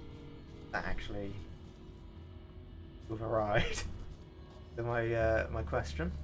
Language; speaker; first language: English; native; English